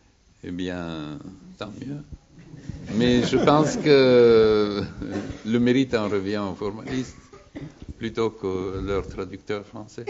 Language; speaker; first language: French; non-native, fluent; Bulgarian